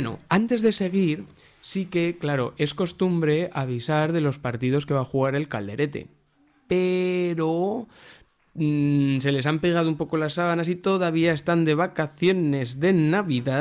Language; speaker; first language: Spanish; native; Spanish